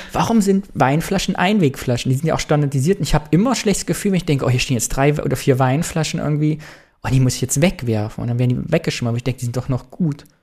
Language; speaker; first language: German; native; German